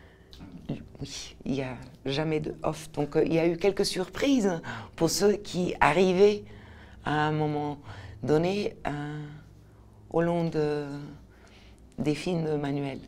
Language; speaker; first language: French; non-native, fluent; Portuguese